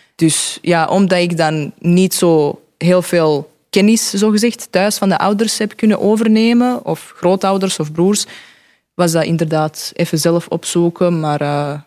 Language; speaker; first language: Dutch; non-native, fluent; Croatian